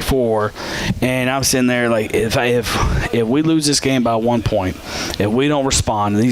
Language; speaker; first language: English; native; English